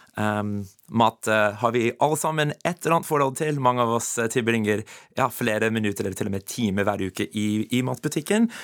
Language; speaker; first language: Norwegian; non-native, fluent; English